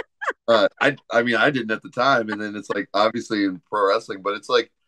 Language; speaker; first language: English; native; English